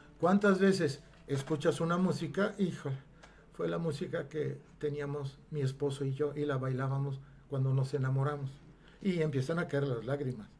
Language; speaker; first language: Spanish; non-native, fluent; Italian